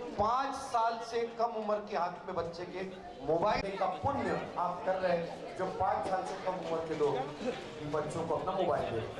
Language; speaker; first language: Hindi; non-native, local second language; Malayalam